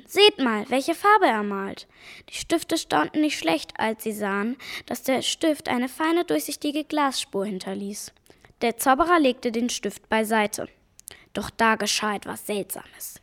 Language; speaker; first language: German; native; German